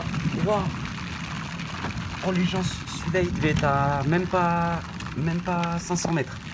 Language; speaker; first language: French; native; French